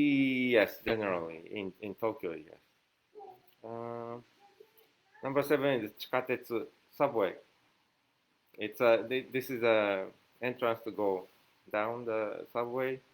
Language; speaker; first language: English; non-native, fluent; Japanese